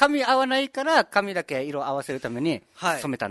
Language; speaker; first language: Japanese; native; Japanese